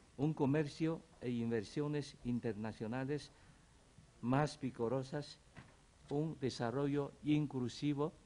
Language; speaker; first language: Spanish; non-native, fluent; Chinese